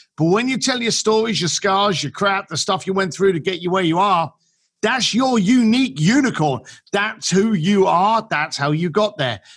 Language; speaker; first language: English; native; English